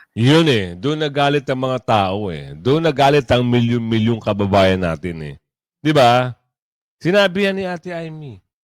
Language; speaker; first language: Filipino; non-native, local second language; Cebuano